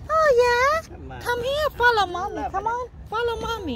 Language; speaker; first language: English; non-native, fluent; Vietnamese